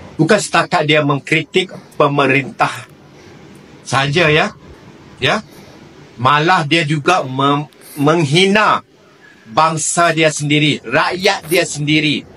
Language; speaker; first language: Malay; native; Malay